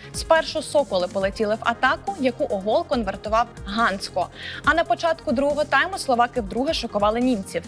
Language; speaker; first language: Ukrainian; native; Ukrainian